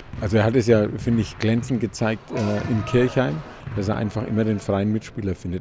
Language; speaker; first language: German; native; German